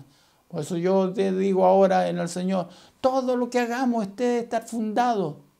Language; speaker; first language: Spanish; native; Spanish